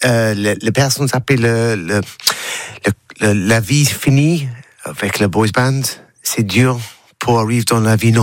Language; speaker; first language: French; non-native, learner; English